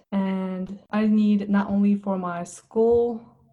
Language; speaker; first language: English; non-native, fluent; Japanese